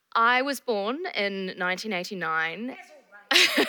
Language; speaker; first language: English; native; English